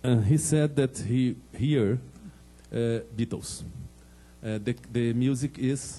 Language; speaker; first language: English; non-native, learner; Portuguese